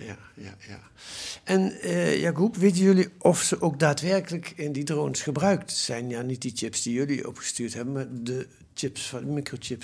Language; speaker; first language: Dutch; native; Dutch